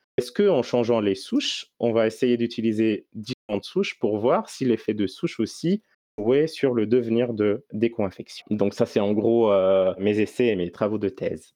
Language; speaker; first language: French; non-native, local second language; Arabic